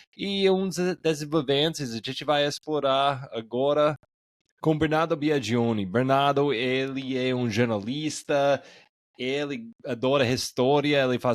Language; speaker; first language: Portuguese; non-native, fluent; English